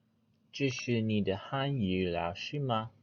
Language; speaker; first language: Chinese; non-native, learner; English